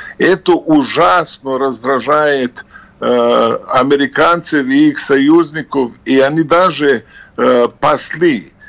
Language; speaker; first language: Russian; non-native, fluent; Serbian